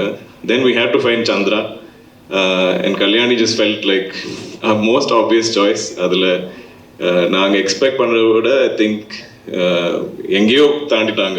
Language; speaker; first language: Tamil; non-native, local second language; Malayalam